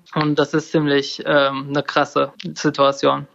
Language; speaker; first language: German; non-native, learner; Turkish